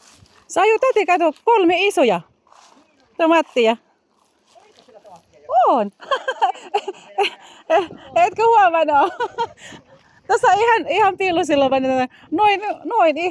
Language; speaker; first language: Finnish; non-native, learner; Bikol